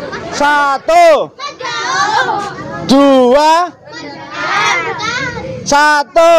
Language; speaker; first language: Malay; non-native, local second language; Javanese